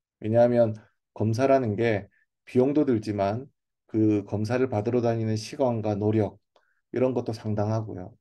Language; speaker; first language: Korean; native; Korean